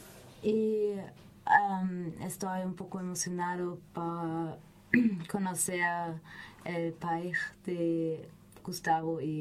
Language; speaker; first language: Spanish; non-native, learner; German